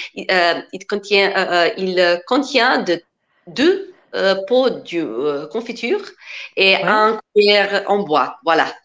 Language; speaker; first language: French; non-native, learner; Macedonian